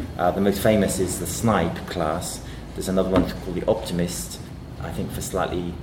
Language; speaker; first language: English; native; English